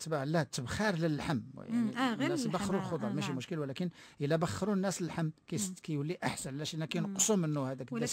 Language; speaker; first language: Arabic; native; Arabic